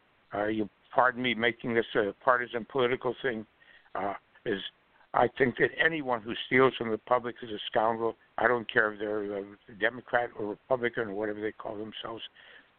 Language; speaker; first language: English; native; English